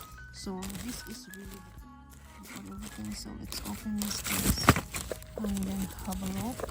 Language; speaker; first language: English; non-native, fluent; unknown